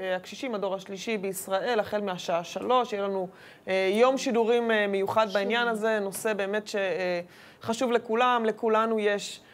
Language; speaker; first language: Hebrew; native; Hebrew